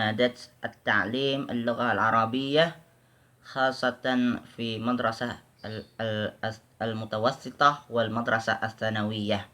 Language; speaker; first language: Arabic; non-native, learner; Indonesian